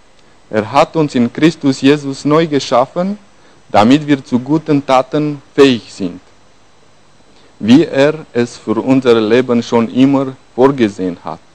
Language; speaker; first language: German; non-native, fluent; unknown